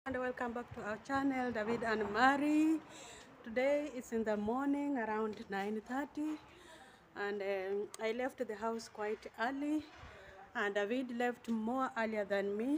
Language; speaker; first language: English; non-native, learner; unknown